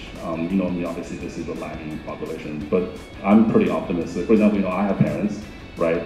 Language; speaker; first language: English; native; English